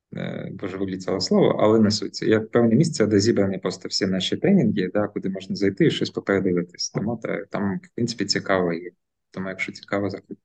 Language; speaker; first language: Ukrainian; non-native, local second language; Russian